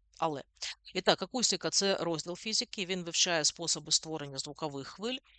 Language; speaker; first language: Ukrainian; native; Ukrainian